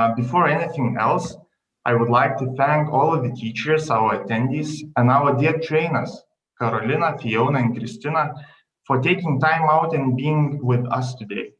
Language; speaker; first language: English; non-native, fluent; Lithuanian